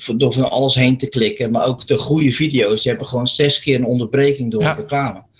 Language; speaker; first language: Dutch; native; Dutch